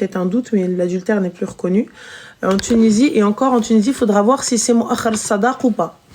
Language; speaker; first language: French; early bilingual, other home language; Arabic